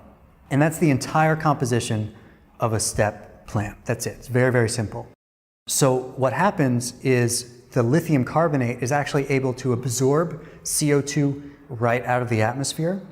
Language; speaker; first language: English; native; English